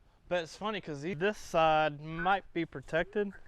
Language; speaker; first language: English; native; English